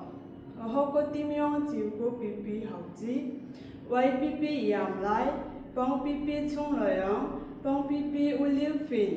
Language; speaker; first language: Cantonese; non-native, learner; Bangla